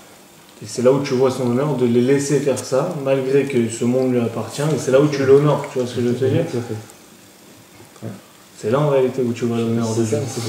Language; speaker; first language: French; native; French